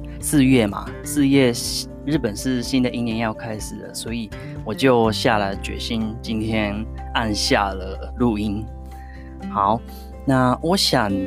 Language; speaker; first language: Chinese; non-native, fluent; Japanese